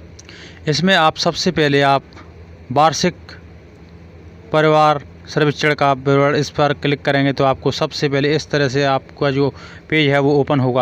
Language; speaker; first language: Hindi; native; Hindi